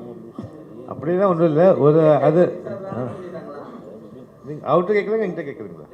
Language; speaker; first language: Tamil; early bilingual, heritage; Tamil